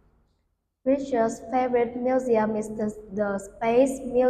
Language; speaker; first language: English; non-native, learner; Vietnamese